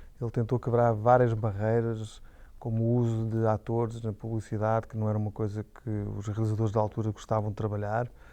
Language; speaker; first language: Portuguese; native; Portuguese